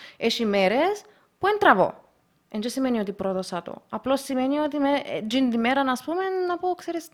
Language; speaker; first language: Greek; early bilingual, other home language; Russian